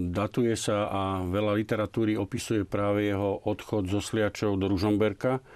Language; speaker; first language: Slovak; native; Slovak